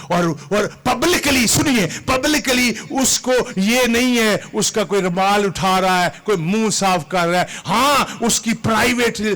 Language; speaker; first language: Urdu; non-native, local second language; Punjabi